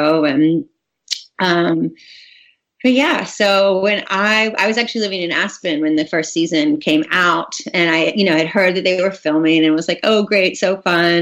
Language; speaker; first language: English; native; English